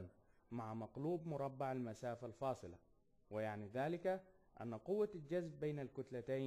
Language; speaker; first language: Arabic; native; Arabic